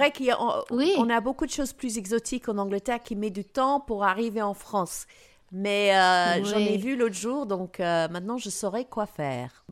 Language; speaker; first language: French; non-native, fluent; English